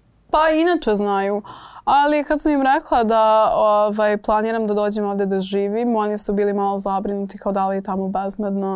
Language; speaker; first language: Croatian; non-native, fluent; English